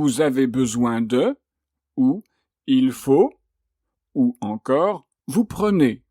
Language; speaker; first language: French; native; French